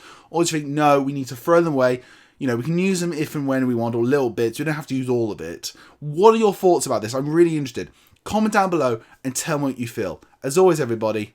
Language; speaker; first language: English; native; English